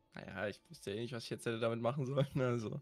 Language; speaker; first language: German; native; German